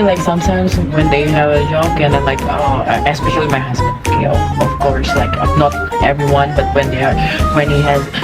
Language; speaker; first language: English; non-native, fluent; Indonesian